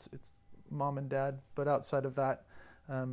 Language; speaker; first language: English; native; English